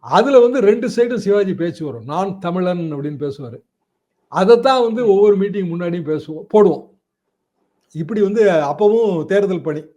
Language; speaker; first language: Tamil; native; Tamil